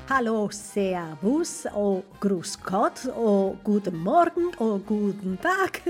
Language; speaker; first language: German; non-native, fluent; Spanish